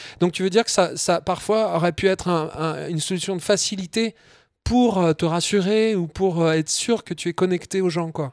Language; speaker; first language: French; native; French